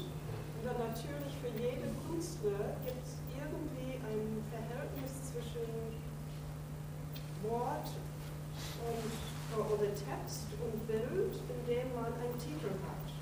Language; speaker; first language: German; non-native, fluent; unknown